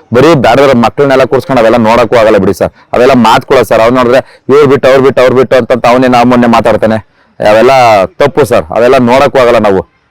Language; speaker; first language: Kannada; native; Kannada